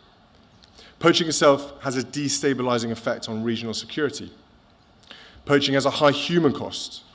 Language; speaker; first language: English; native; English